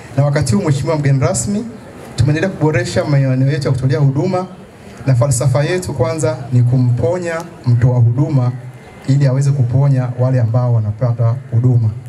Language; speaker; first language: Swahili; native; Swahili